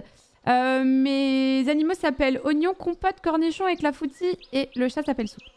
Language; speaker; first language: French; native; French